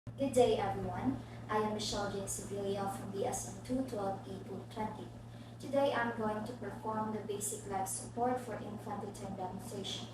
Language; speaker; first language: English; non-native, local second language; Filipino